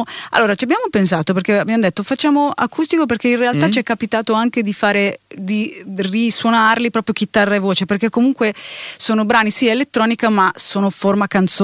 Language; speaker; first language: Italian; native; Italian